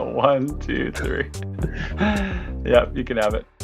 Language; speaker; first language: English; native; English